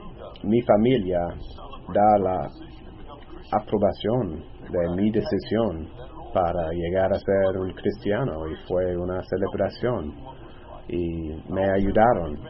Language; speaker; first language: Spanish; non-native, fluent; English